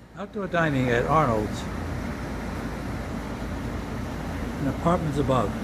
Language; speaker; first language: English; native; English